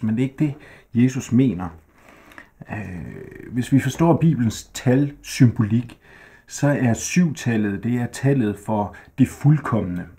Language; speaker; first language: Danish; native; Danish